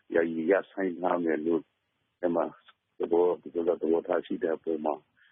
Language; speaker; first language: Burmese; non-native, local second language; Karen languages